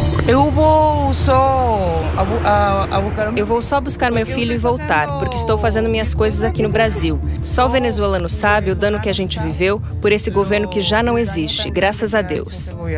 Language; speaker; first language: Portuguese; non-native, fluent; Spanish